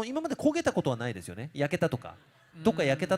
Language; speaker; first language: Japanese; native; Japanese